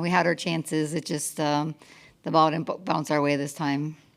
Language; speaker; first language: English; native; English